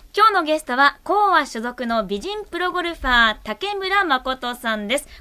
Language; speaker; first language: Japanese; native; Japanese